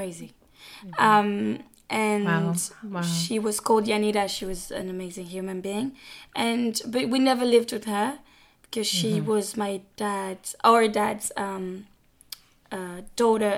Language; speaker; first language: English; non-native, fluent; French